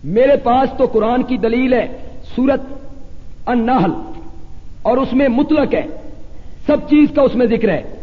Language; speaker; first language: Urdu; non-native, local second language; Punjabi